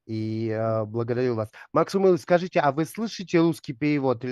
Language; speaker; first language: Russian; native; Russian